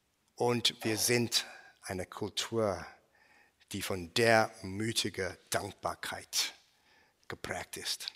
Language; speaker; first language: German; non-native, fluent; English